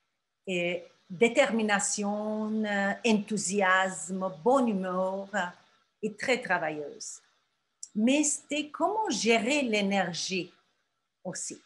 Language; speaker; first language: French; non-native, fluent; Turkish